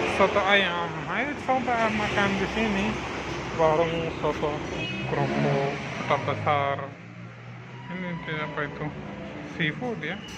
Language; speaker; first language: Indonesian; non-native, learner; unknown